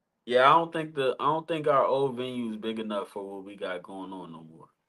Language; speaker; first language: English; native; English